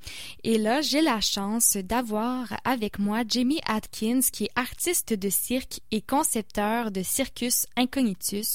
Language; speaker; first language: French; native; French